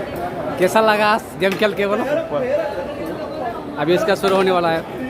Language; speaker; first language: Hindi; non-native, local second language; Kok Borok